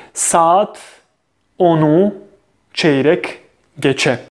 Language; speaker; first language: Turkish; non-native, fluent; Bosnian